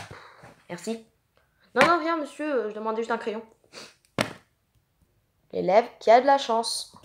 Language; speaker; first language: French; native; French